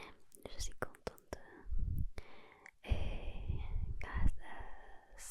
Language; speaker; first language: French; non-native, learner; Spanish